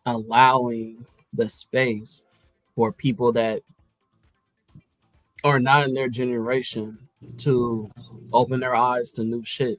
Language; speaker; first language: English; native; English